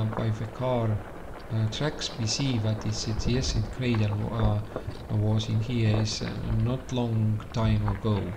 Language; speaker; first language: English; non-native, learner; Estonian